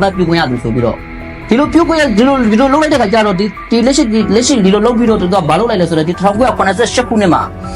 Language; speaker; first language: Burmese; non-native, local second language; Rohingya